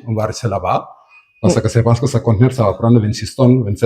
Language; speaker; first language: French; non-native, local second language; Wolof